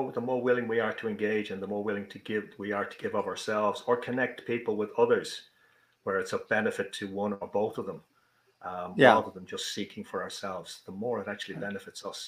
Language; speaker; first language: English; native; English